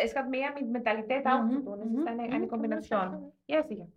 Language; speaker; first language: German; non-native, fluent; Greek